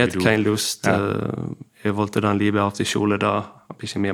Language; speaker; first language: German; non-native, fluent; Swedish